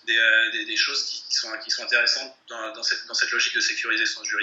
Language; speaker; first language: French; native; French